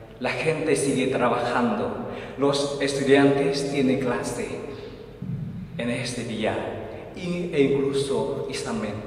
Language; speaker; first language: Spanish; non-native, fluent; Vietnamese